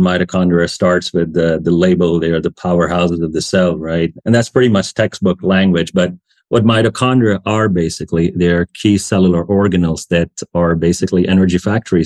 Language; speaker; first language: English; non-native, local second language; Hindi